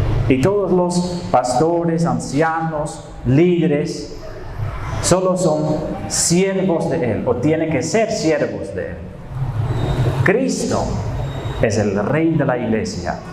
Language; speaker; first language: Spanish; non-native, fluent; Dutch